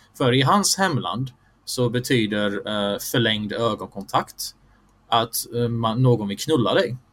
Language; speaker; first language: Swedish; early bilingual, other home language; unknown